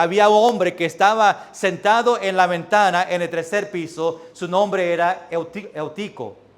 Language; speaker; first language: Spanish; early bilingual, heritage; English